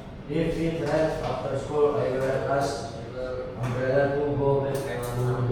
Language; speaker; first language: English; non-native, learner; Indonesian